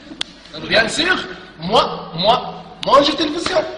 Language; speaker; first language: French; non-native, learner; Arabic